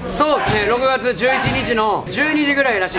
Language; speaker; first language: Japanese; native; Japanese